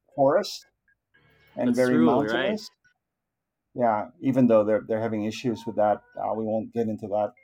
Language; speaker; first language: English; non-native, local second language; Filipino